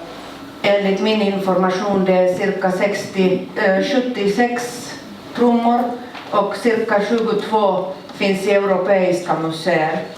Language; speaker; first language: Swedish; non-native, local second language; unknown